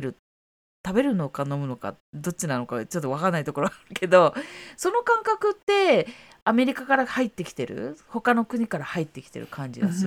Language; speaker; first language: Japanese; native; Japanese